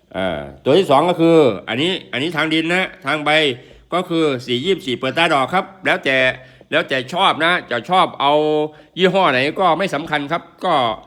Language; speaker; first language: Thai; non-native, local second language; Northeastern Thai